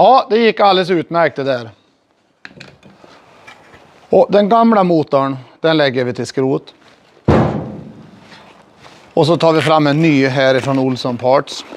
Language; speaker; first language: Swedish; native; Swedish